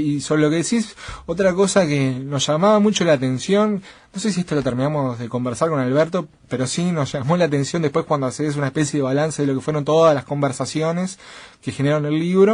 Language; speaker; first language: Spanish; native; Spanish